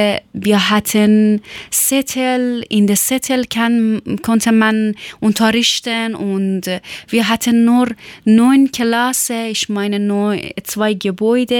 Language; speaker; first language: German; non-native, learner; Persian